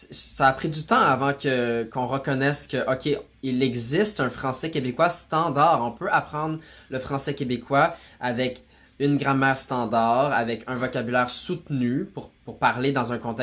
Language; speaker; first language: French; native; French